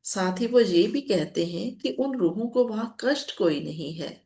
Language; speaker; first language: Hindi; non-native, local second language; Punjabi